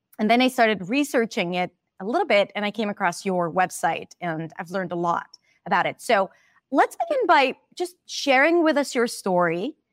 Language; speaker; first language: English; non-native, fluent; Hebrew